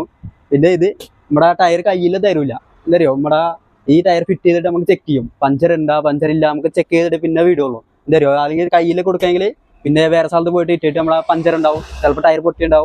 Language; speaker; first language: Malayalam; non-native, local second language; Hindi